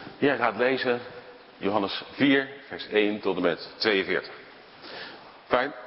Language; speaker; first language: Dutch; native; Dutch